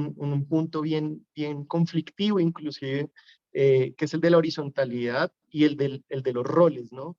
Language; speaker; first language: Spanish; native; Spanish